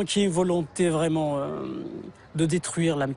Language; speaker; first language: French; non-native, local second language; Kabyle